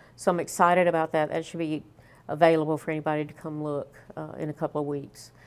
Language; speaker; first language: English; native; English